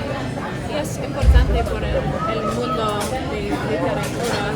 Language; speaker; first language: Spanish; non-native, learner; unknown